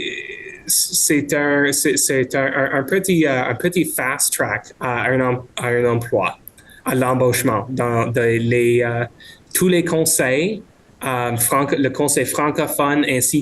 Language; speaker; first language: French; non-native, local second language; English